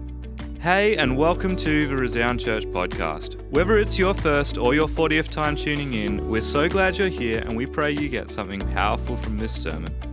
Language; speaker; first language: English; native; English